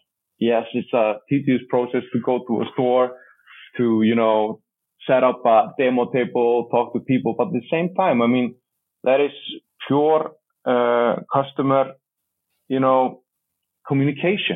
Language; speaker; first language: English; non-native, fluent; Icelandic